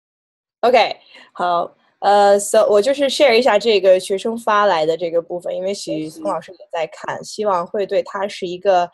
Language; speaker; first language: Chinese; native; Chinese